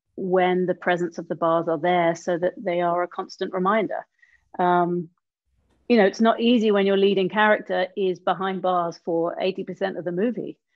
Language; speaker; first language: English; native; English